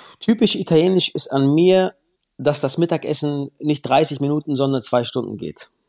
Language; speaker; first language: German; native; German